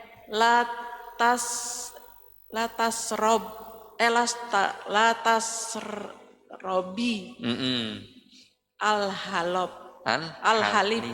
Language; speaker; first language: Arabic; non-native, learner; Indonesian